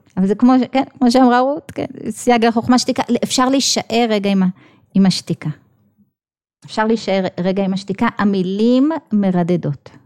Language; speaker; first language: Hebrew; native; Hebrew